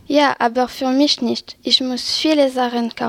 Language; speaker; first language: German; non-native, learner; French